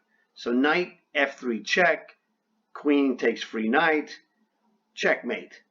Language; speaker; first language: English; native; English